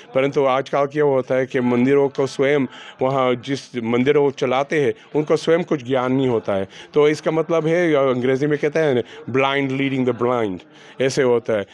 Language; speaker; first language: Hindi; non-native, fluent; Gujarati